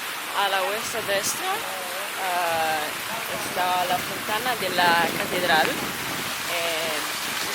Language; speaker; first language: Spanish; non-native, learner; Serbian